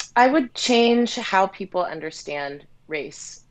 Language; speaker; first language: English; native; English